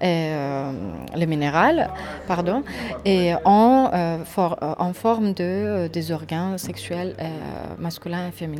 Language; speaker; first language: French; non-native, fluent; Persian